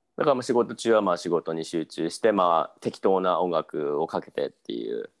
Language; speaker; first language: Japanese; native; Japanese